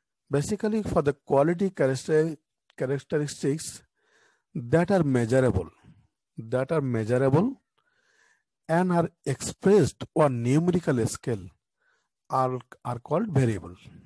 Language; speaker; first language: English; non-native, local second language; Bangla